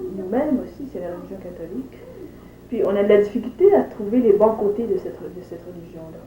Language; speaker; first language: French; native; French